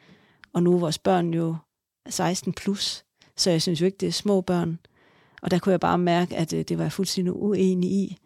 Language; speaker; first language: Danish; native; Danish